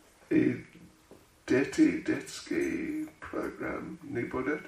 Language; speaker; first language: Russian; non-native, learner; English